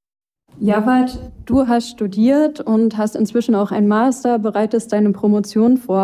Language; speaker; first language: German; native; German